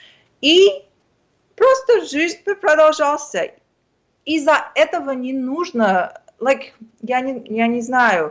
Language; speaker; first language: Russian; early bilingual, other home language; Armenian